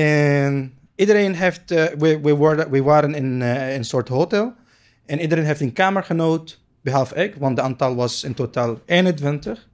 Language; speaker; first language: Dutch; non-native, learner; Arabic